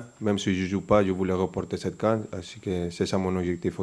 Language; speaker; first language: French; non-native, fluent; Spanish